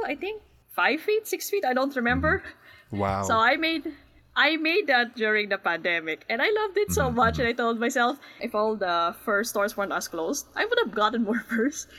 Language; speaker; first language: English; non-native, local second language; Filipino